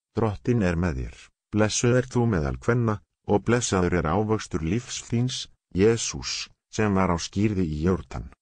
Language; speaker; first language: Icelandic; non-native, learner; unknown